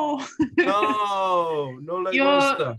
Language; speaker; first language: Spanish; non-native, fluent; English